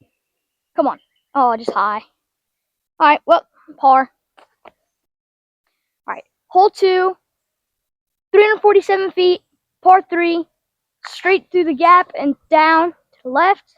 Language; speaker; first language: English; native; English